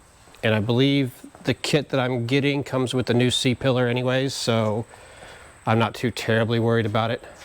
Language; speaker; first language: English; native; English